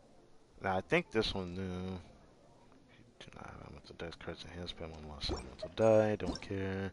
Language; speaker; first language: English; native; English